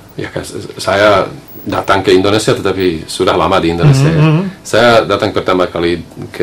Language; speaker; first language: Indonesian; non-native, fluent; Slovak